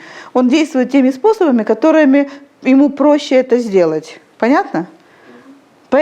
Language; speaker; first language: Russian; native; Russian